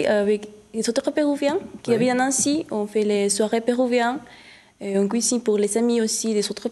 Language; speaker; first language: French; non-native, learner; Spanish